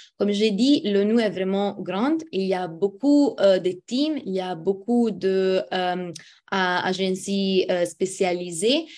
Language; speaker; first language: French; non-native, fluent; Italian